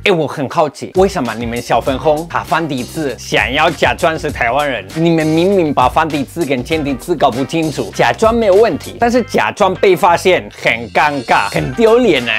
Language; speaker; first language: Chinese; non-native, fluent; English